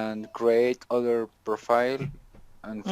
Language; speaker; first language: English; non-native, learner; Spanish